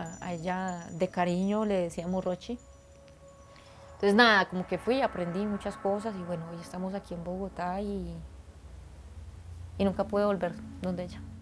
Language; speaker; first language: Spanish; native; Spanish